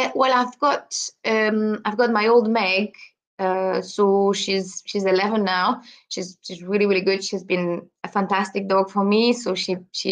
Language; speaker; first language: English; non-native, fluent; French